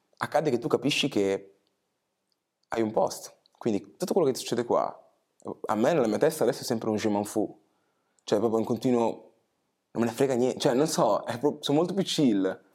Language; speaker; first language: Italian; early bilingual, other home language; Portuguese